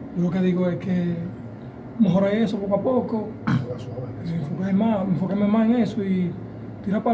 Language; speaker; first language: Spanish; native; Spanish